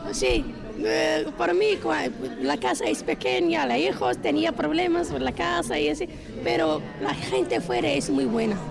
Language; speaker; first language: Spanish; non-native, learner; Arabic